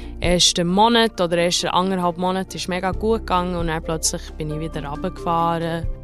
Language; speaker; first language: German; early bilingual, heritage; German